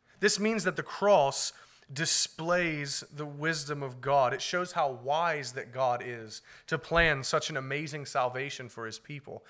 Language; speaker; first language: English; native; English